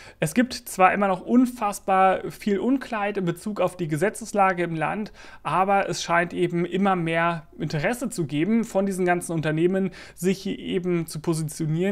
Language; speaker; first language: German; native; German